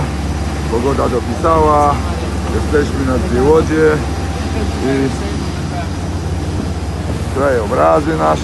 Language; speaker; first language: Polish; native; Polish